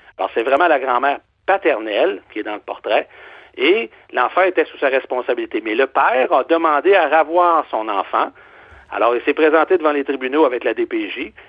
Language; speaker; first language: French; native; French